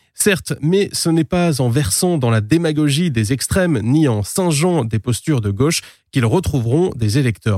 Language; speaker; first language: French; native; French